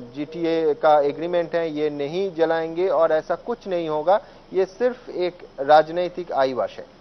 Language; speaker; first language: Hindi; non-native, local second language; Bangla